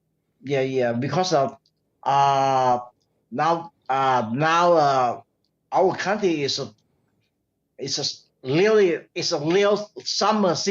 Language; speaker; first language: English; non-native, learner; Thai